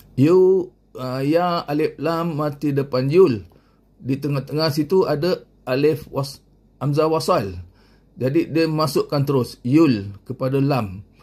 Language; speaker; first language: Malay; native; Malay